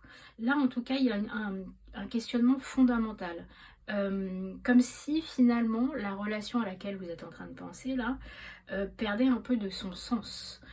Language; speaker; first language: French; native; French